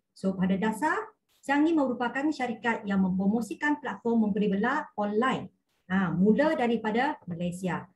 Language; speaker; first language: Malay; non-native, local second language; Cantonese